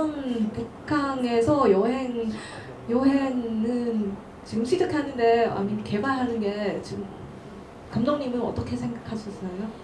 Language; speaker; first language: Korean; non-native, learner; Cantonese